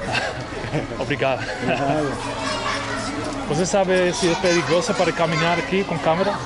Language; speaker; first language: Portuguese; non-native, learner; English